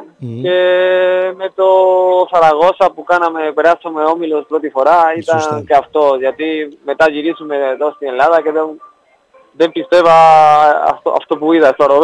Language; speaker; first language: Greek; non-native, learner; Spanish